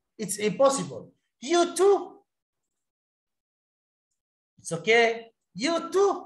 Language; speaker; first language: English; non-native, fluent; Arabic